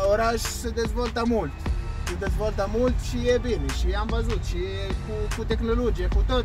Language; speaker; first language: Romanian; non-native, learner; Arabic